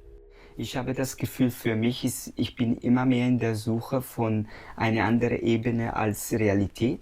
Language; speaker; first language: German; non-native, fluent; Italian